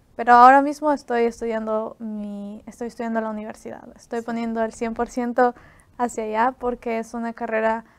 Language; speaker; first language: Spanish; native; Spanish